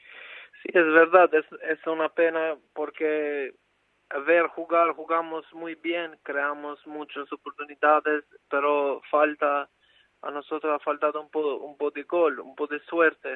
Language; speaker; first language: Spanish; non-native, fluent; Albanian